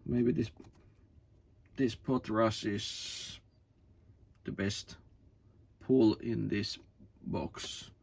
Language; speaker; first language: English; non-native, learner; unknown